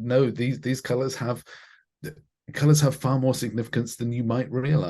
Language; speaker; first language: English; native; English